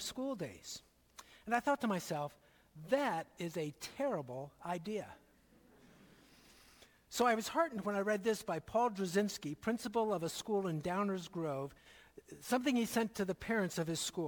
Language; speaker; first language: English; native; English